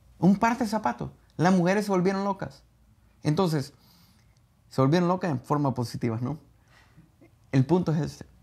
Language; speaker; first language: Spanish; native; Spanish